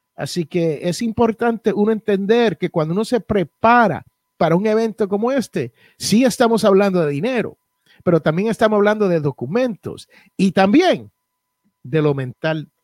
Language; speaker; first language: Spanish; native; Spanish